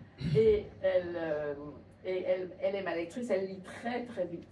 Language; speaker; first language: French; native; French